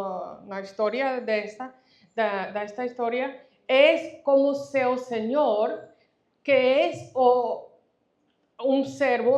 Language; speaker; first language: Portuguese; non-native, fluent; Spanish